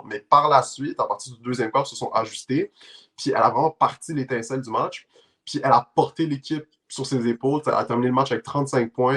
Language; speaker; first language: French; native; French